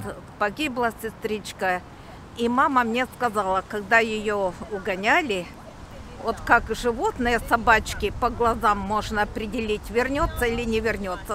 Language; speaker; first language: Russian; native; Russian